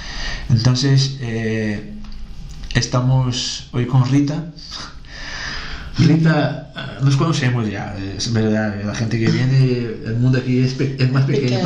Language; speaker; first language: Spanish; non-native, fluent; Portuguese